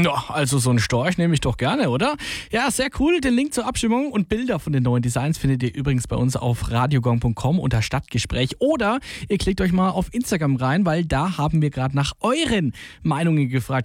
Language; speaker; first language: German; native; German